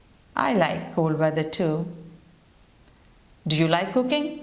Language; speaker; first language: English; non-native, fluent; Urdu